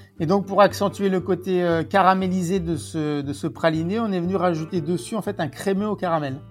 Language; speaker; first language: French; native; French